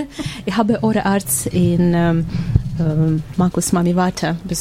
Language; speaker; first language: German; non-native, learner; Ukrainian